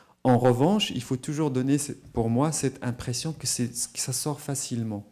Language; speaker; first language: French; non-native, local second language; Arabic